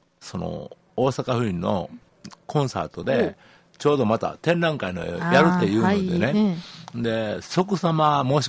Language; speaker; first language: Japanese; native; Japanese